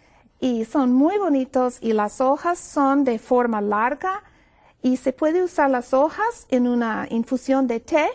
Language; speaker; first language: Spanish; non-native, fluent; English